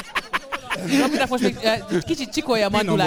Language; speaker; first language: Hungarian; native; Hungarian